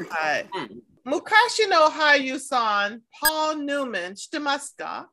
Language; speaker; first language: Japanese; non-native, learner; English